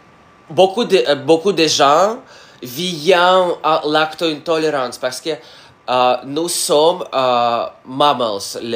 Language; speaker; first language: French; non-native, learner; Russian